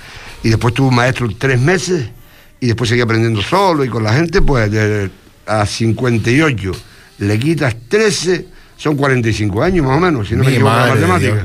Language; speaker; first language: Spanish; native; Spanish